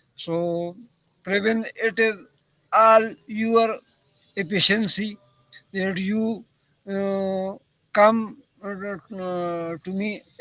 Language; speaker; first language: English; non-native, learner; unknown